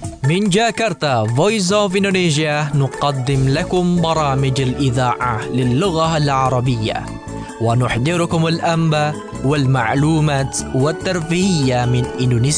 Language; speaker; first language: Arabic; non-native, fluent; Indonesian